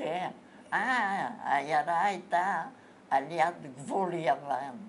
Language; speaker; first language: Hebrew; non-native, fluent; Bulgarian